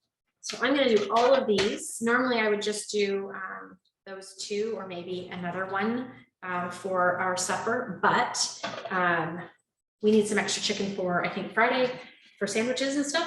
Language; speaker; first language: English; native; English